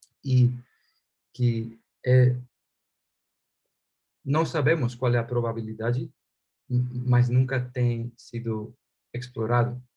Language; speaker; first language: Portuguese; non-native, fluent; Spanish